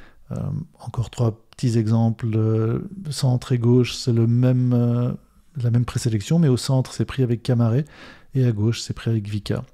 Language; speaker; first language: French; native; French